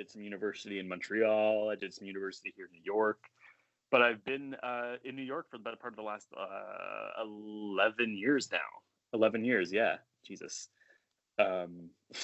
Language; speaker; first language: English; native; English